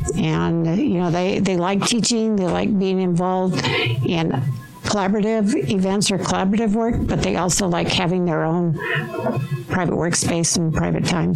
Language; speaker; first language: English; native; English